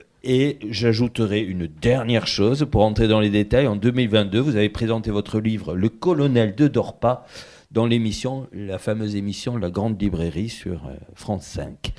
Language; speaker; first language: French; native; French